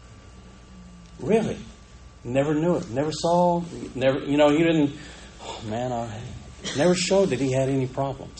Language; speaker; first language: English; native; English